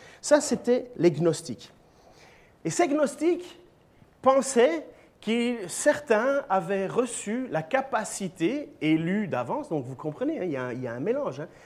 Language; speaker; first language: French; native; French